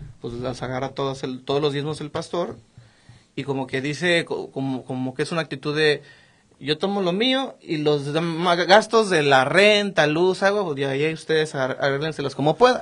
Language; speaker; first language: Spanish; native; Spanish